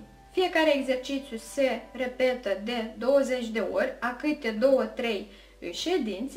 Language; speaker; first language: Romanian; native; Romanian